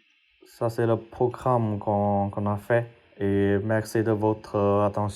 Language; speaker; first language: French; non-native, fluent; Chinese